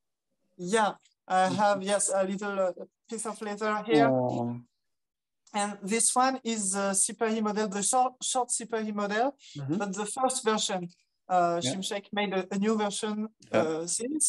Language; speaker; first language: English; non-native, fluent; French